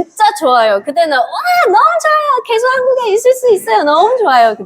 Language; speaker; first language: Korean; non-native, fluent; Chinese